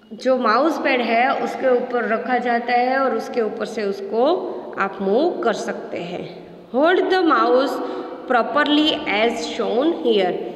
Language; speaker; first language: Hindi; non-native, local second language; Gujarati